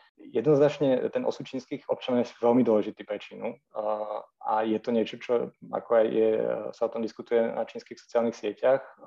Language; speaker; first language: Slovak; native; Slovak